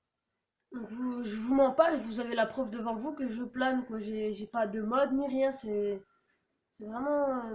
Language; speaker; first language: French; native; French